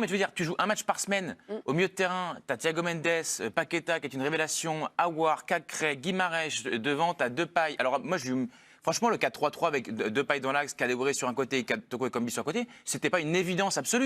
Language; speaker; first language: French; native; French